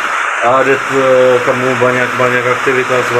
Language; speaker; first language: Indonesian; non-native, learner; French